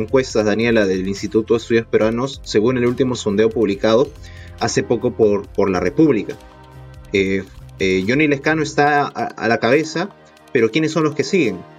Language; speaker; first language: Spanish; native; Spanish